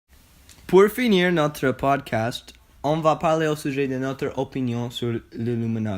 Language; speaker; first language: French; non-native, learner; English